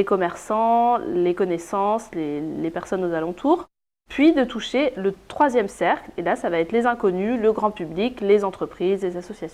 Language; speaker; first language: French; native; French